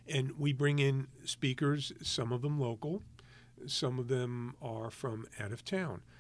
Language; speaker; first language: English; native; English